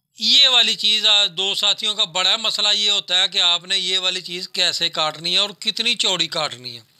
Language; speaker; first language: Urdu; non-native, local second language; Punjabi